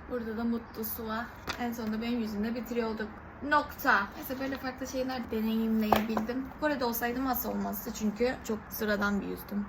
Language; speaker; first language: Turkish; early bilingual, other home language; Korean